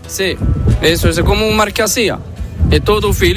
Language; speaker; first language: Spanish; non-native, learner; Arabic